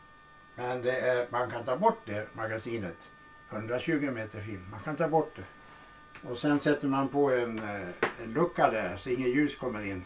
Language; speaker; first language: Swedish; native; Swedish